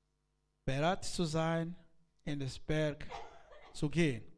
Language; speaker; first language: German; non-native, learner; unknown